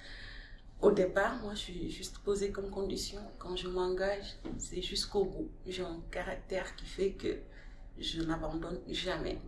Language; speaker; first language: French; non-native, local second language; Wolof